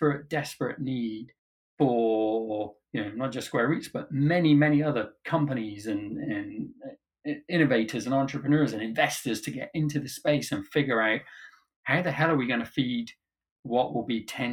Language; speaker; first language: English; native; English